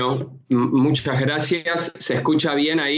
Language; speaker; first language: Spanish; native; Spanish